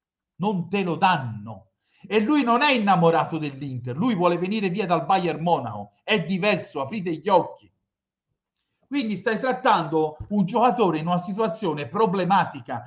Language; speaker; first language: Italian; native; Italian